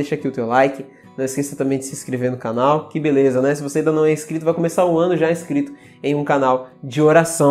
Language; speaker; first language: Portuguese; native; Portuguese